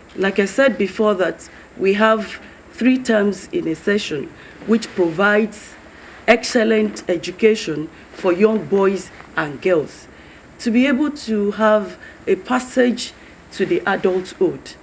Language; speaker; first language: English; non-native, local second language; Yoruba